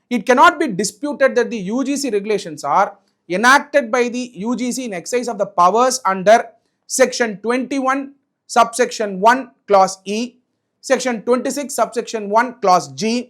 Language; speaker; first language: English; non-native, local second language; Tamil